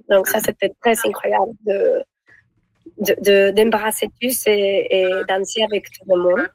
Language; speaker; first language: French; non-native, learner; Spanish